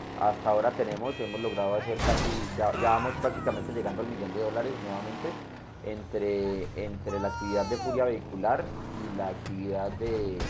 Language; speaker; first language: Spanish; native; Spanish